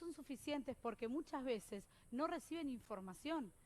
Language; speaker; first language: Spanish; native; Spanish